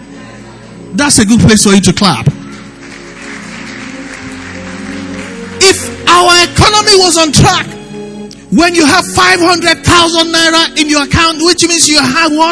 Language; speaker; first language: English; non-native, local second language; Yoruba